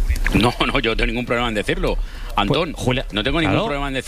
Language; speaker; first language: Spanish; native; Spanish